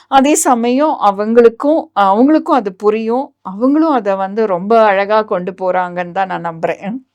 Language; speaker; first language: Tamil; native; Tamil